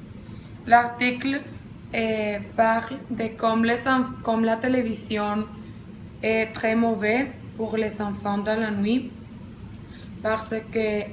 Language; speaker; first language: French; non-native, learner; Spanish